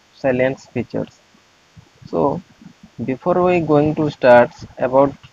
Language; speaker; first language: English; non-native, local second language; Odia